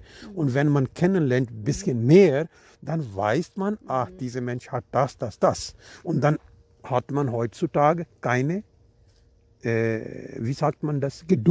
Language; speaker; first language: German; non-native, learner; Urdu